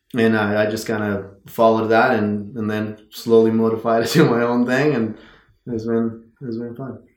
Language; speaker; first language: English; non-native, fluent; Spanish